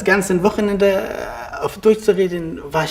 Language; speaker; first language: German; non-native, learner; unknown